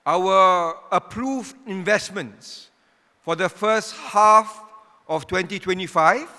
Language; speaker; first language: English; non-native, local second language; Malay